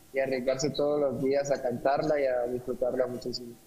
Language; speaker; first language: Spanish; native; Spanish